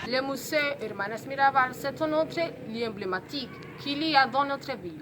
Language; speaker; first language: French; non-native, learner; Spanish